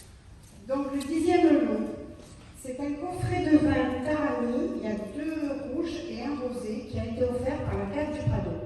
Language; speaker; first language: French; native; French